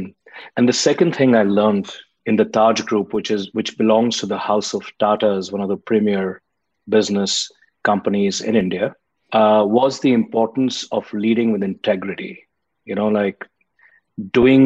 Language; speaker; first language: English; non-native, local second language; Hindi